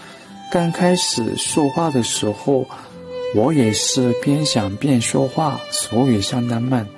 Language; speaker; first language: Chinese; non-native, fluent; Korean